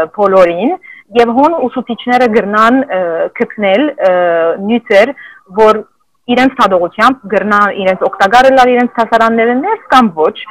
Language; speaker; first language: Armenian; native; Armenian